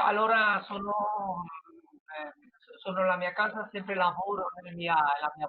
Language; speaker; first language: Italian; non-native, learner; Spanish